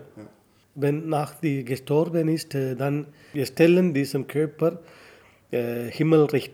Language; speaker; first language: German; non-native, learner; Tamil